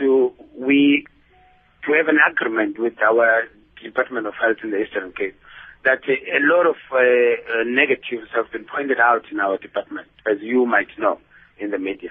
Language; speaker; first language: English; non-native, local second language; Xhosa